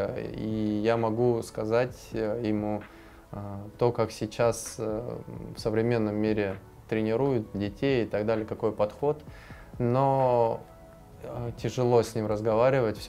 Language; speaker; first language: Russian; native; Russian